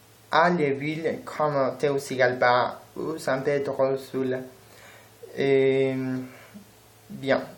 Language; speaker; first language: French; non-native, learner; Spanish